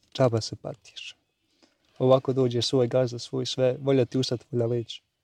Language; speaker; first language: Bosnian; native; Bosnian